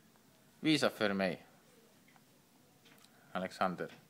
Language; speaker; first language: Swedish; non-native, learner; Estonian